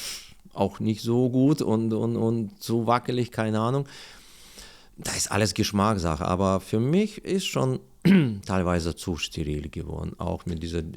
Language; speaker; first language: German; non-native, learner; Russian